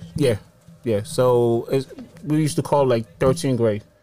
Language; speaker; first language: English; early bilingual, other home language; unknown